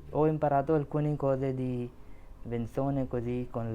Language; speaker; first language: Italian; non-native, learner; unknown